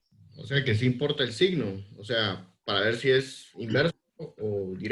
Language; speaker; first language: Spanish; native; Spanish